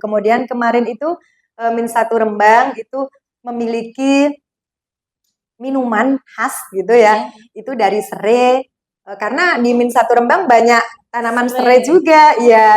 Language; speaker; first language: Indonesian; non-native, local second language; Javanese